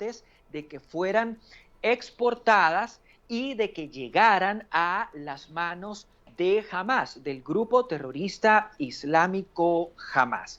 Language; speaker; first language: Spanish; native; Spanish